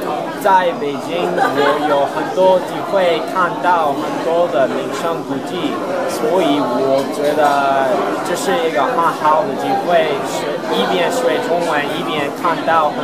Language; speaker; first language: Chinese; non-native, learner; English